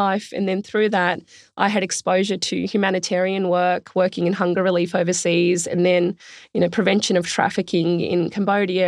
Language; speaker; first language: English; native; English